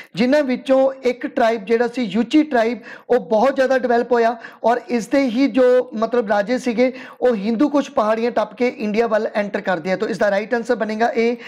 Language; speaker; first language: Hindi; non-native, local second language; Punjabi